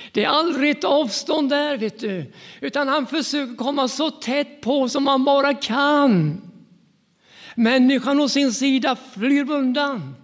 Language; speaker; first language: Swedish; native; Swedish